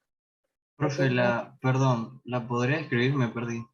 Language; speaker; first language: Spanish; native; Spanish